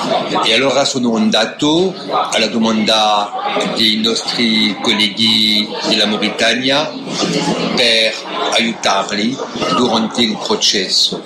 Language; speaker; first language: Italian; non-native, fluent; French